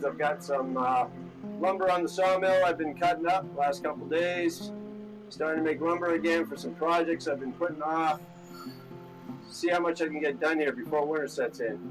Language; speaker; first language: English; native; English